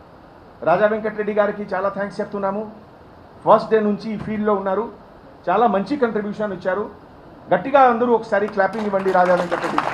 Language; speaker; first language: Telugu; non-native, fluent; Hindi